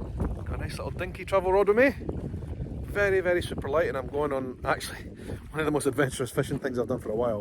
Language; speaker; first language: English; native; English